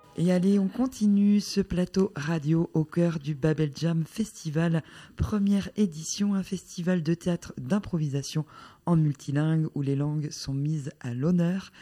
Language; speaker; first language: French; native; French